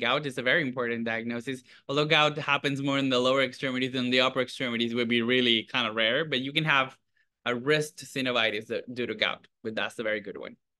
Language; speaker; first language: English; non-native, fluent; Spanish